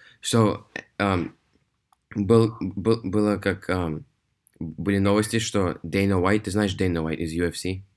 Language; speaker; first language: Russian; early bilingual, heritage; Russian